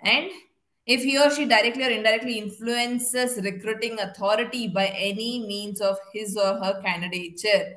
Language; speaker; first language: English; non-native, local second language; Kannada